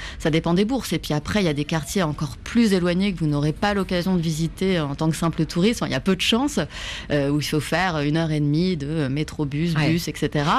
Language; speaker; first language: French; native; French